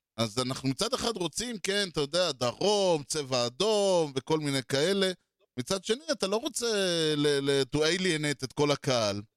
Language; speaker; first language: Hebrew; native; Hebrew